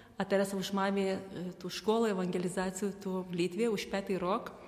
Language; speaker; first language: Slovak; non-native, learner; Lithuanian